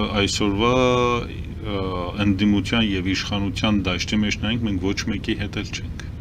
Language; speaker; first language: Armenian; early bilingual, heritage; Armenian